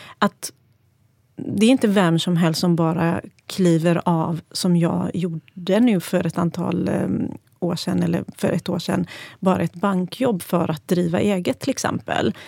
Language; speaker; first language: Swedish; early bilingual, other home language; Persian